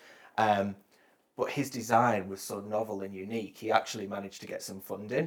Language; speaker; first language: English; native; English